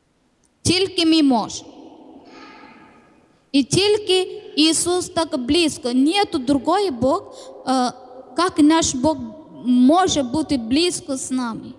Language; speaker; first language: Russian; non-native, learner; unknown